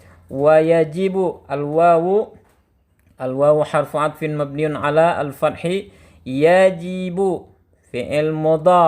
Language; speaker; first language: Arabic; non-native, fluent; Indonesian